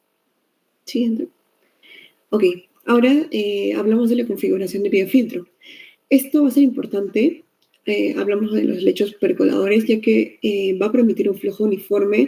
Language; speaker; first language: Spanish; native; Spanish